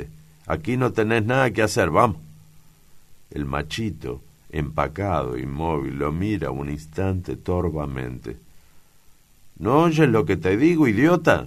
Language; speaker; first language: Spanish; native; Spanish